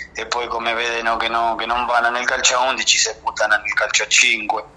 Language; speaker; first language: Italian; non-native, fluent; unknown